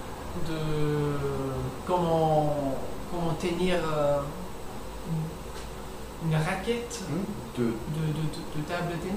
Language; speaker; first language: French; non-native, learner; English